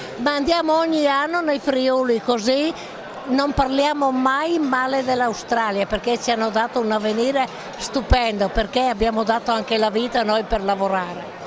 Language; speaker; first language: Italian; non-native, local second language; Friulian